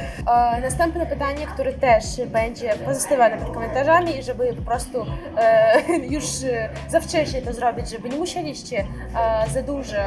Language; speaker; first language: Polish; non-native, fluent; Russian